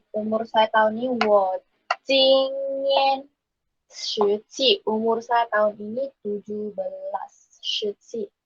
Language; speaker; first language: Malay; native; Malay